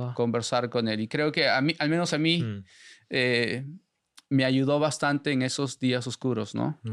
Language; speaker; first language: Spanish; native; Spanish